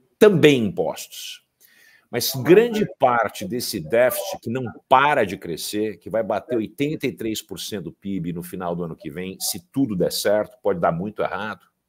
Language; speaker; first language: Portuguese; early bilingual, heritage; Portuguese